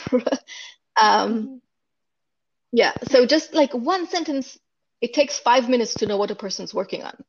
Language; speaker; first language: English; non-native, fluent; Hebrew